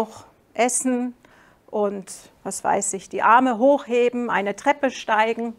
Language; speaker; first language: German; non-native, fluent; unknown